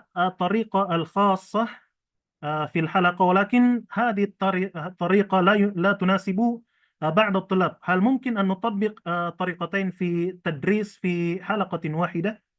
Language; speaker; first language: Arabic; non-native, fluent; Indonesian